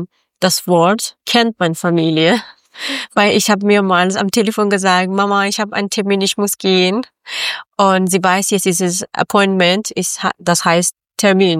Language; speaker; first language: German; non-native, learner; Persian